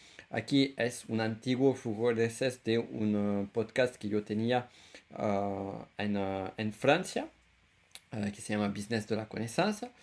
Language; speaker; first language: Spanish; non-native, fluent; French